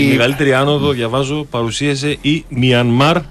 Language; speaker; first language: Greek; native; Greek